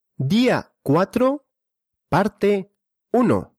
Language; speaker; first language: Spanish; non-native, fluent; Russian